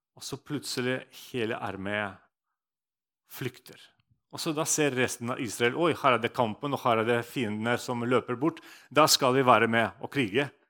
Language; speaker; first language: Norwegian; non-native, fluent; Russian